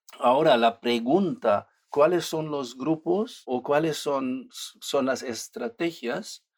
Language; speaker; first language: Spanish; non-native, fluent; German